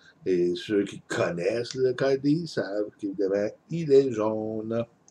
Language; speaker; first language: French; native; French